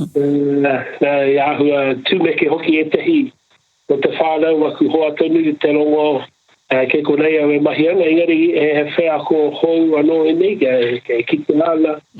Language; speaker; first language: Māori; non-native, local second language; English